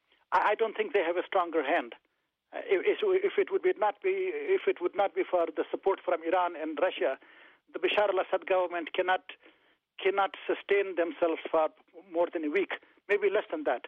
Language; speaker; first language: English; non-native, fluent; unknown